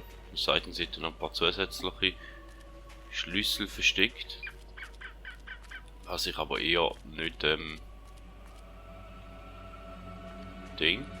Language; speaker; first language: German; native; German